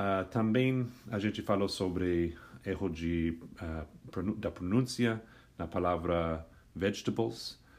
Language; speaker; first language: Portuguese; non-native, fluent; English